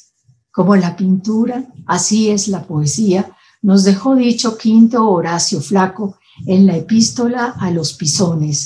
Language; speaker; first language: Spanish; native; Spanish